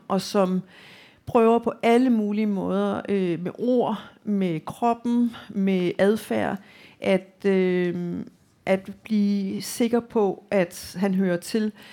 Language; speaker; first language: Danish; native; Danish